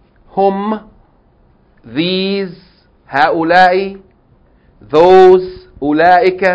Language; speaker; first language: Arabic; non-native, fluent; English